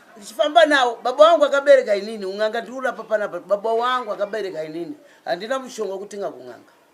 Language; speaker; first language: Shona; non-native, fluent; Nyanja